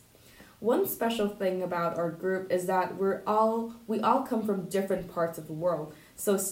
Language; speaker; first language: English; non-native, local second language; Cantonese